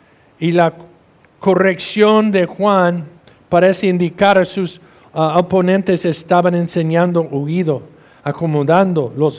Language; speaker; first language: Spanish; non-native, fluent; English